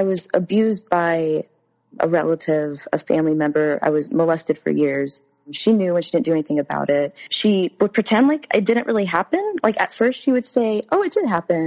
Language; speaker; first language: English; native; English